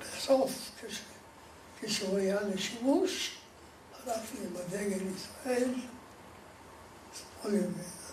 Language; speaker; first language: Hebrew; non-native, fluent; Polish